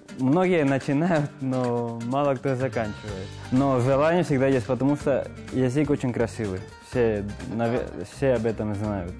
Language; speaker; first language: Russian; non-native, fluent; Spanish